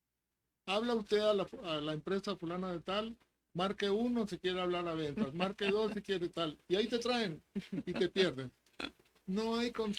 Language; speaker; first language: Spanish; native; Spanish